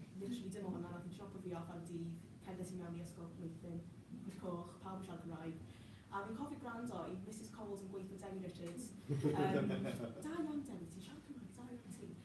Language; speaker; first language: Welsh; non-native, local second language; English